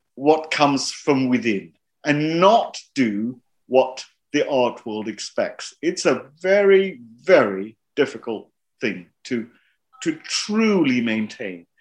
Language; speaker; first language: English; non-native, local second language; Hindi